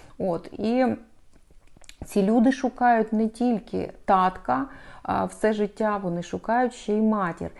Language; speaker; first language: Ukrainian; non-native, local second language; Russian